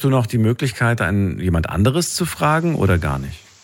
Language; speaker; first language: German; native; German